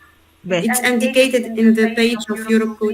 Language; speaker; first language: English; non-native, learner; Arabic